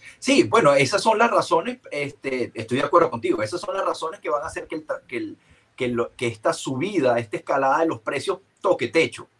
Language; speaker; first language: Spanish; native; Spanish